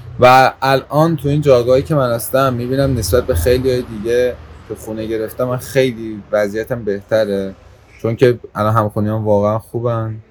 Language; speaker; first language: Persian; non-native, local second language; Azerbaijani